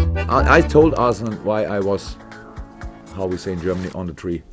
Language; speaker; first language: English; non-native, fluent; German